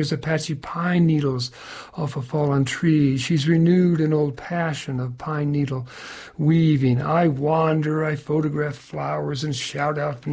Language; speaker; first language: English; native; English